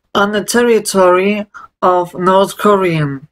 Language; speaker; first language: English; non-native, learner; German